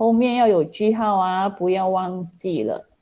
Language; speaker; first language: Chinese; non-native, local second language; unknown